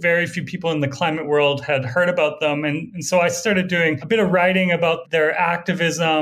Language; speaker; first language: English; native; English